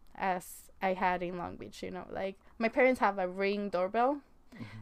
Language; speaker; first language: English; non-native, fluent; Spanish